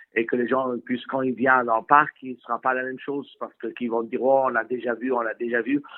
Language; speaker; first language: French; non-native, fluent; Persian